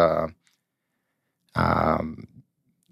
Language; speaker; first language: English; non-native, fluent; Portuguese